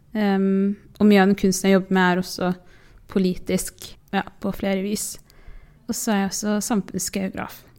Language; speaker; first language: Norwegian; early bilingual, other home language; Tigrinya